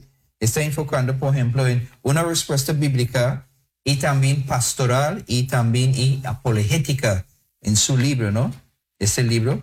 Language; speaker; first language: Spanish; non-native, fluent; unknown